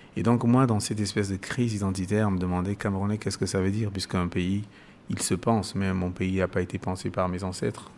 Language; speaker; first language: French; non-native, local second language; Basaa